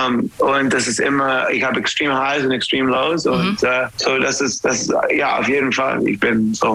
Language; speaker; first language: German; non-native, learner; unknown